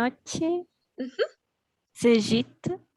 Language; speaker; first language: Polish; non-native, learner; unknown